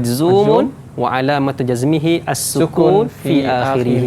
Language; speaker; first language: Arabic; non-native, fluent; Malay